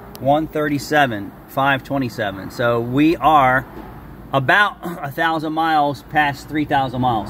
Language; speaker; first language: English; native; English